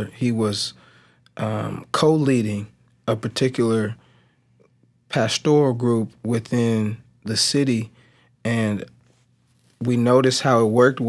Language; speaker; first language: English; native; English